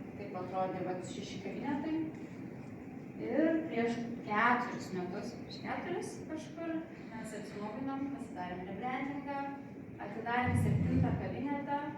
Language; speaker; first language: Lithuanian; native; Lithuanian